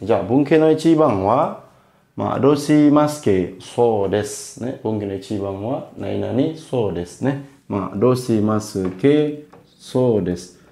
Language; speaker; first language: Japanese; non-native, learner; Indonesian